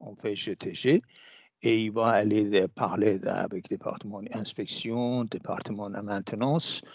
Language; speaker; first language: French; non-native, fluent; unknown